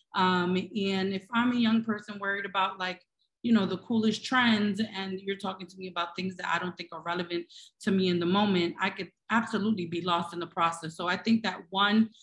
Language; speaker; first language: English; native; English